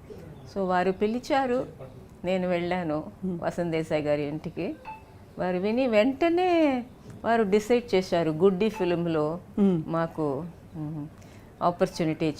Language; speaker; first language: Telugu; non-native, local second language; Tamil